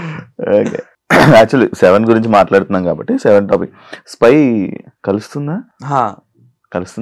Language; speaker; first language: Telugu; native; Telugu